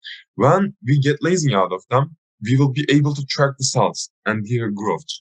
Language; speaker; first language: English; non-native, fluent; Turkish